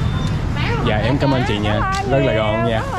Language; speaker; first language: Vietnamese; early bilingual, heritage; Vietnamese